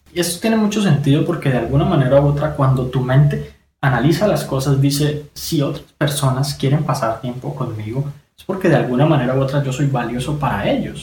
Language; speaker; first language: Spanish; native; Spanish